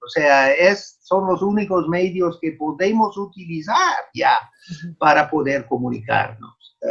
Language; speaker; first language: Spanish; non-native, fluent; English